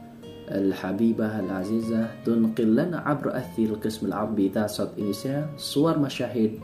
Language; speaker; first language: Arabic; non-native, learner; Indonesian